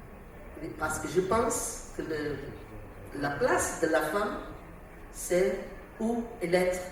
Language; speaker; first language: French; non-native, learner; Portuguese